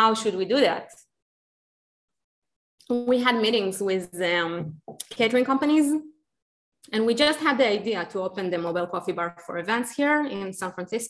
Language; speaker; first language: English; non-native, fluent; Hebrew